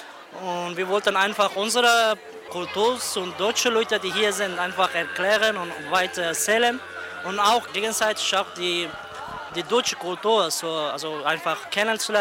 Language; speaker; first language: German; non-native, fluent; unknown